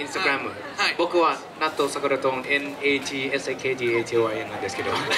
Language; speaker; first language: Japanese; non-native, fluent; Thai